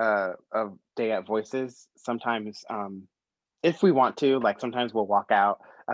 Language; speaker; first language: English; native; English